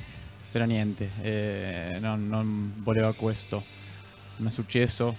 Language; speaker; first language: Italian; non-native, fluent; Spanish